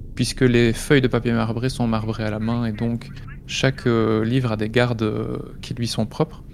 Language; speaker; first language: French; native; French